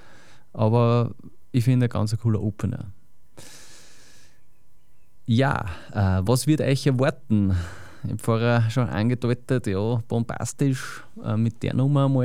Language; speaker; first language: German; native; German